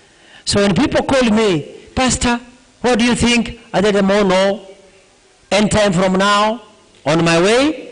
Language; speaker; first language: English; non-native, local second language; Gusii